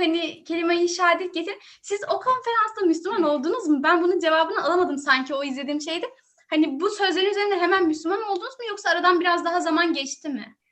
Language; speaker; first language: Turkish; native; Turkish